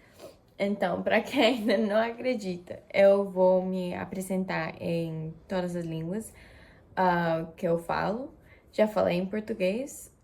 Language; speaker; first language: Portuguese; non-native, fluent; Japanese